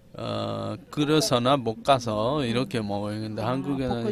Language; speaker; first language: Korean; non-native, fluent; Bangla